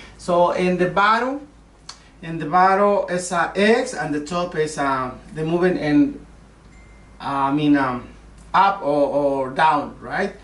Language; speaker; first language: English; non-native, learner; Spanish